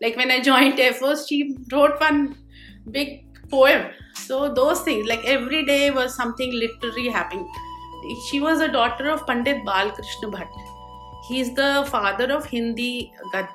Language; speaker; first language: English; non-native, local second language; Hindi